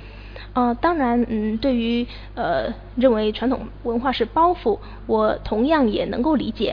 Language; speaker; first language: Chinese; native; Chinese